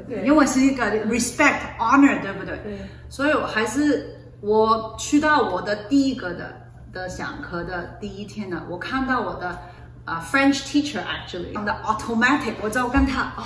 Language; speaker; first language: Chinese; early bilingual, other home language; Cantonese